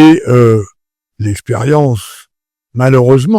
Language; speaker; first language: French; native; French